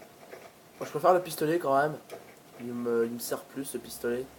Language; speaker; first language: French; native; French